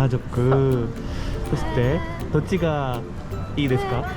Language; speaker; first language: Japanese; non-native, learner; Korean